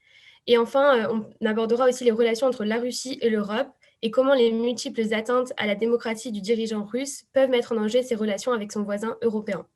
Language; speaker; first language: French; native; French